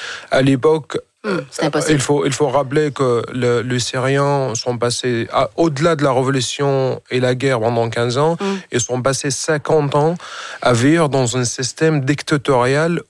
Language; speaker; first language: French; non-native, fluent; Arabic